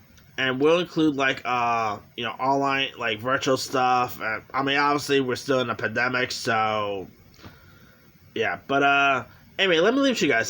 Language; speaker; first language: English; native; English